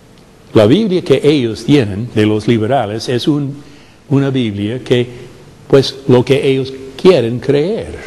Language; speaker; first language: Spanish; non-native, fluent; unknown